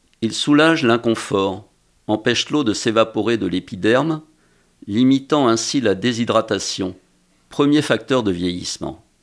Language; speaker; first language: French; native; French